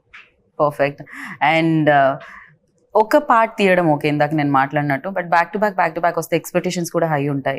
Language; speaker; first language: Telugu; native; Telugu